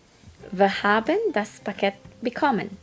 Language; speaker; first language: German; non-native, fluent; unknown